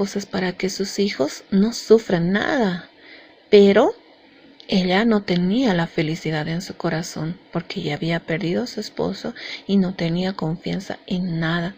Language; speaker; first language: Spanish; native; Spanish